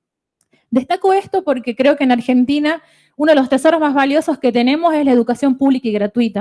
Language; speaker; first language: Spanish; native; Spanish